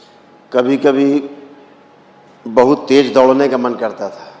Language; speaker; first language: Hindi; native; Hindi